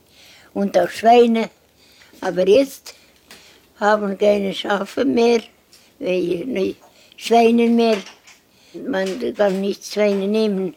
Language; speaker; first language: German; non-native, learner; Estonian